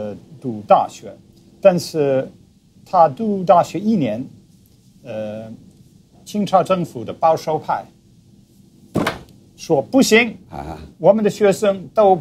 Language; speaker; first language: Chinese; non-native, fluent; English